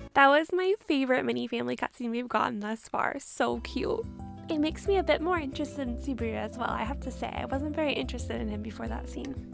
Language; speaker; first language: English; native; English